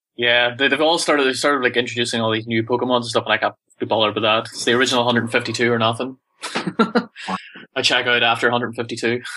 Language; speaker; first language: English; native; English